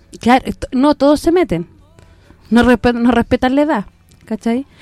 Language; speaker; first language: Spanish; native; Spanish